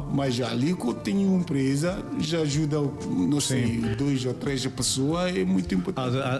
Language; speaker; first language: Portuguese; non-native, learner; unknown